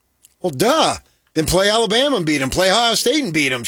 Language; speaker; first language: English; native; English